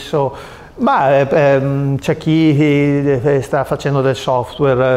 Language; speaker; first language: Italian; native; Italian